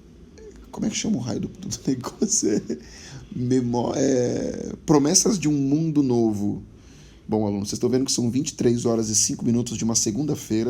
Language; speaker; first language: Portuguese; native; Portuguese